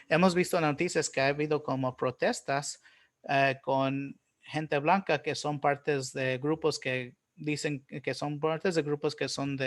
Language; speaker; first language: Spanish; early bilingual, heritage; Spanish